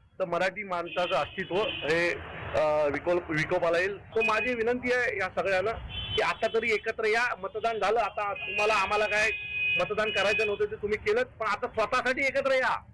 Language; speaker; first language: Marathi; native; Marathi